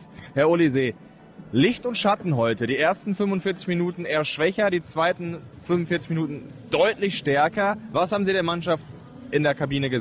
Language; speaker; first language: German; native; German